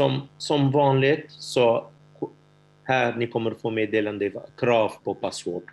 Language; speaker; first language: Swedish; non-native, fluent; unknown